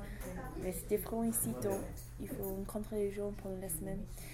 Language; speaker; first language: French; non-native, learner; English